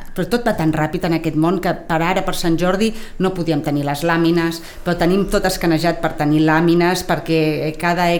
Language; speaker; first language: Catalan; native; Catalan